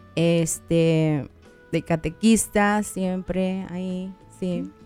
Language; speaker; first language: Spanish; native; Spanish